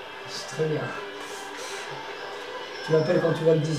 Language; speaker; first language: French; native; French